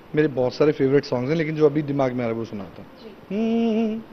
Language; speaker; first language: Hindi; native; Hindi